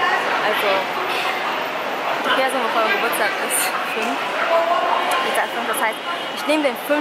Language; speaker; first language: German; early bilingual, other home language; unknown